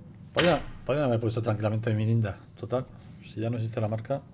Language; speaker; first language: Spanish; native; Spanish